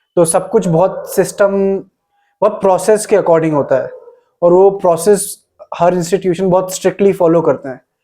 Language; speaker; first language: Hindi; native; Hindi